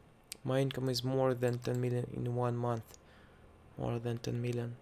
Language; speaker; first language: English; non-native, learner; Russian